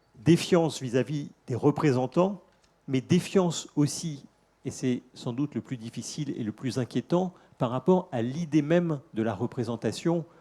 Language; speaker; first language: French; native; French